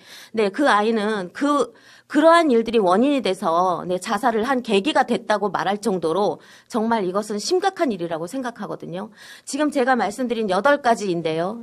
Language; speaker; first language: Korean; native; Korean